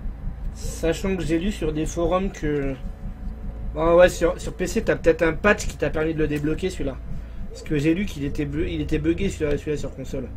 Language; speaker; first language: French; native; French